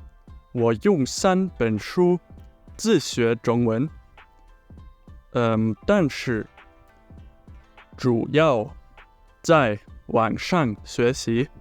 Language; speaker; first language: Chinese; non-native, learner; German